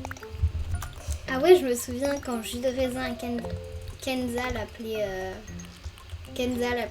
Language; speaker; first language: French; native; French